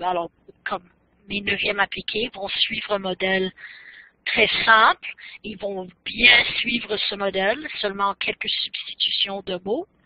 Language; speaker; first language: French; non-native, fluent; English